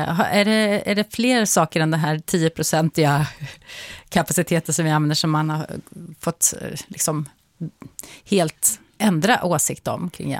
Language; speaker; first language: Swedish; native; Swedish